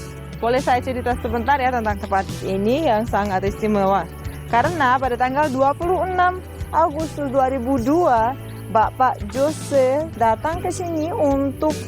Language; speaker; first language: Indonesian; non-native, fluent; Russian